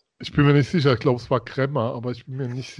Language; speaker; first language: German; native; German